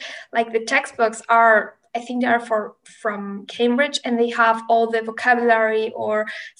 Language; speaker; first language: English; non-native, fluent; Spanish